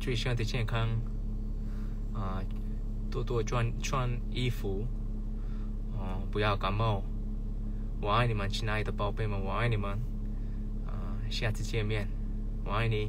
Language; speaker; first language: Chinese; non-native, learner; Korean